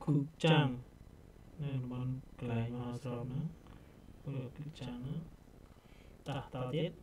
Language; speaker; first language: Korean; non-native, fluent; Khmer